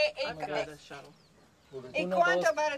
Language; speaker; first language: Spanish; non-native, learner; English